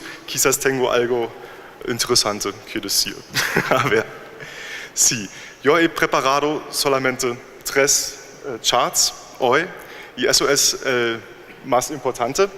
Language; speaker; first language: Spanish; non-native, learner; German